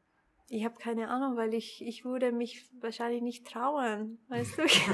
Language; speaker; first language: German; non-native, local second language; Italian